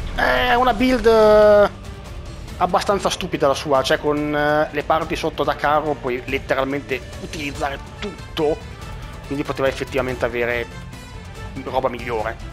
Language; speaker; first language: Italian; native; Italian